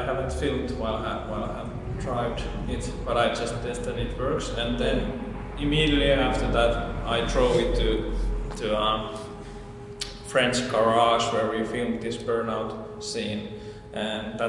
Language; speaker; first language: English; non-native, fluent; Finnish